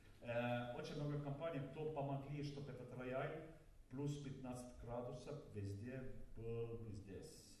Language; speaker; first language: Russian; non-native, learner; Estonian